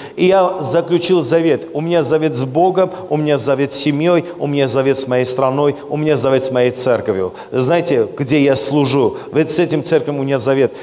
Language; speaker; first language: Russian; non-native, local second language; Armenian